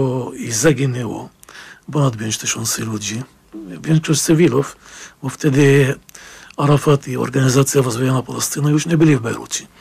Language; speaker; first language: Polish; non-native, fluent; Arabic